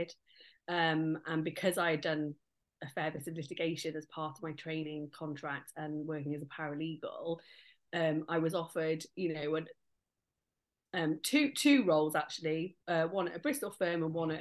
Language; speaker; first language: English; native; English